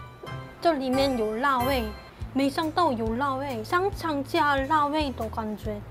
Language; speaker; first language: Chinese; non-native, fluent; Korean